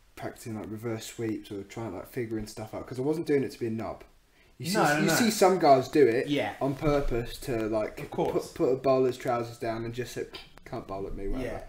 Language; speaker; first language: English; native; English